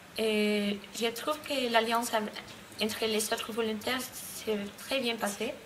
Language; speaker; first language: French; non-native, learner; Spanish